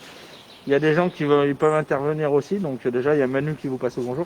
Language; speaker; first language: French; native; French